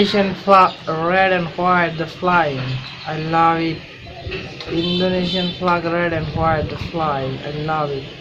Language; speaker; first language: English; non-native, learner; Bangla